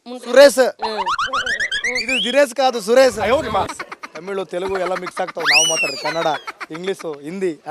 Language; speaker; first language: Kannada; native; Kannada